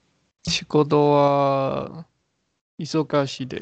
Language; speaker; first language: Japanese; non-native, learner; Chinese